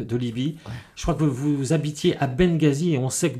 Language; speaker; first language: French; native; French